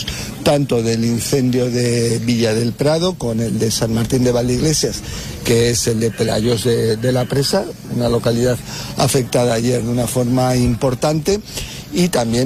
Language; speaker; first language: Spanish; native; Spanish